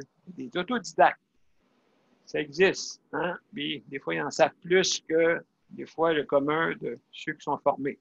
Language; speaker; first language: French; native; French